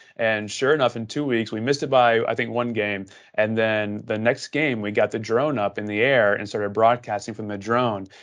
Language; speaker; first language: English; native; English